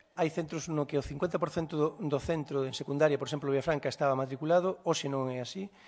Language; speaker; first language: Galician; native; Galician